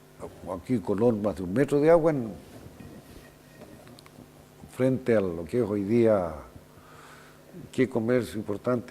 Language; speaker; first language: Spanish; native; Spanish